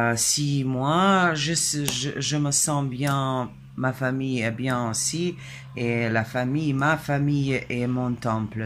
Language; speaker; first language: French; non-native, fluent; Serbian